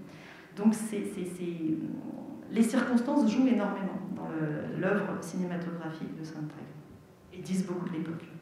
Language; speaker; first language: French; native; French